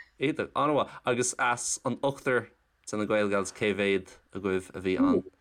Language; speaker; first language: Irish; non-native, local second language; English